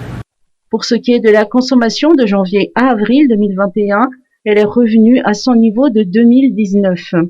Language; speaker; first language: French; non-native, local second language; Malagasy